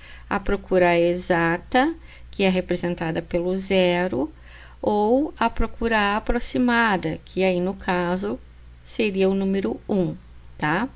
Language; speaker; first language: Portuguese; native; Portuguese